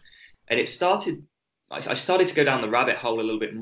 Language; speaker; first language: English; native; English